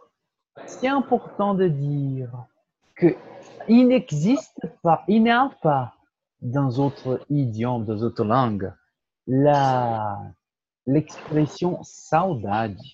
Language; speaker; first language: French; non-native, fluent; Portuguese